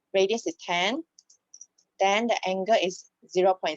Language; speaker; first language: English; non-native, local second language; Malay